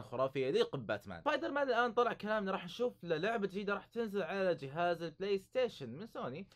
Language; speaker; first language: Arabic; native; Arabic